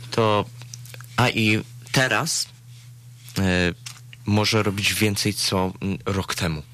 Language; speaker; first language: Polish; early bilingual, heritage; Polish